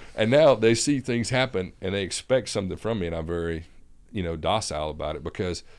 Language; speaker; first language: English; native; English